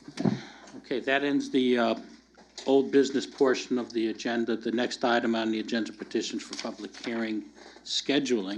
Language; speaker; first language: English; native; English